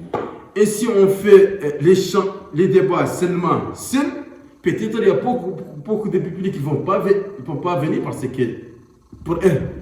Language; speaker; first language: French; non-native, local second language; Arabic